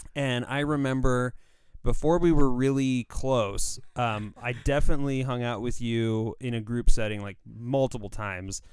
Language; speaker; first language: English; early bilingual, other home language; Spanish